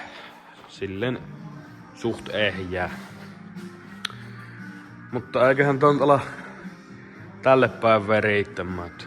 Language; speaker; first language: Finnish; native; Finnish